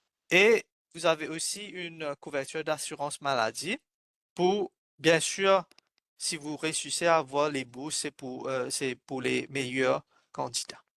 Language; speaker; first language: French; non-native, fluent; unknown